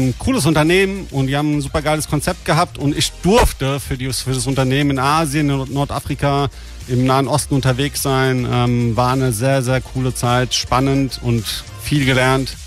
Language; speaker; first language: German; early bilingual, other home language; Croatian